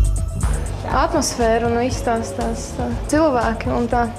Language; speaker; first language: Latvian; non-native, local second language; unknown